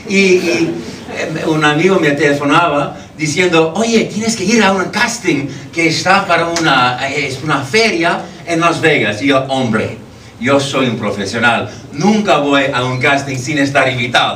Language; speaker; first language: Spanish; non-native, fluent; English